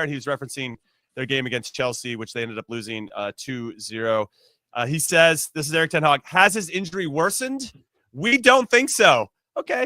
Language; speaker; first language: English; native; English